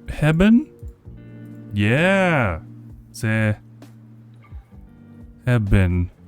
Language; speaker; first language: Dutch; non-native, learner; English